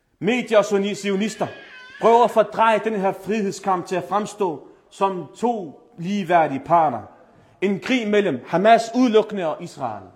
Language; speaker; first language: Danish; early bilingual, other home language; Arabic